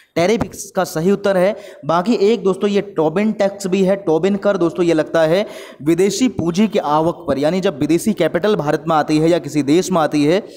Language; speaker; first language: Hindi; native; Hindi